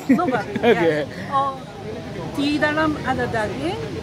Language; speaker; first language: Indonesian; non-native, learner; Korean